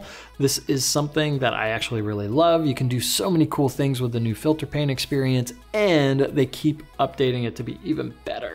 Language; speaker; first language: English; native; English